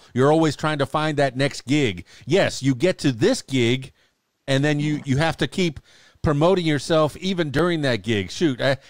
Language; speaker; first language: English; native; English